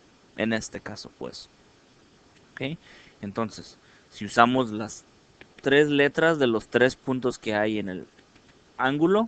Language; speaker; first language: Spanish; early bilingual, heritage; Spanish